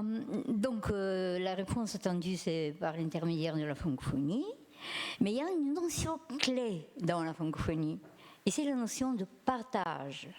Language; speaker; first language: French; non-native, fluent; Bulgarian